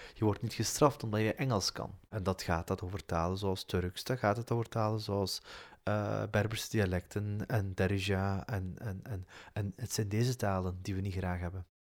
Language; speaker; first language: Dutch; early bilingual, other home language; Turkish